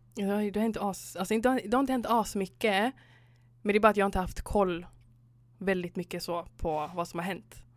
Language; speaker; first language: Swedish; early bilingual, other home language; Somali